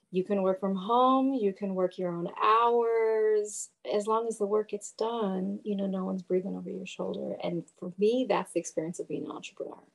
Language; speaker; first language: English; early bilingual, other home language; Yoruba